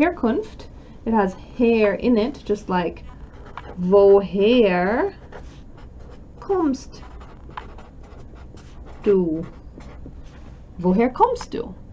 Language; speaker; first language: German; non-native, fluent; English